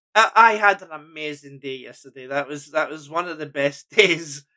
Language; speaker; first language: English; native; English